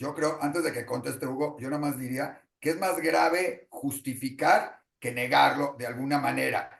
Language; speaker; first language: Spanish; native; Spanish